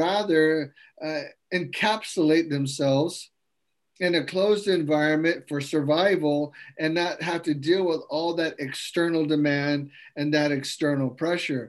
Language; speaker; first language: English; native; English